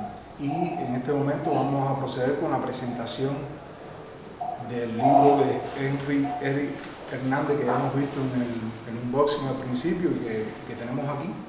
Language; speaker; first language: Spanish; native; Spanish